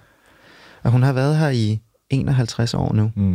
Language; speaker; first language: Danish; early bilingual, other home language; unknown